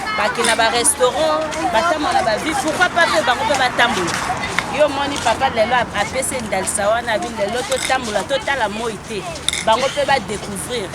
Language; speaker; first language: Lingala; native; Lingala